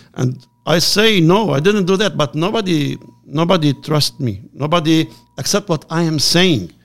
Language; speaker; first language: English; non-native, learner; Arabic